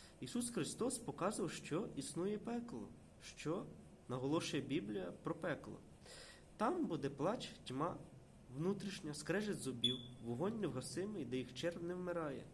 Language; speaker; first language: Ukrainian; non-native, local second language; Russian